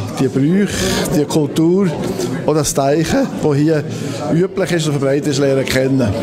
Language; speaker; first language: German; non-native, fluent; French